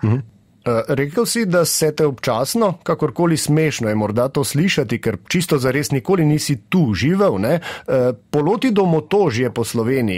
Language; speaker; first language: Slovenian; native; Slovenian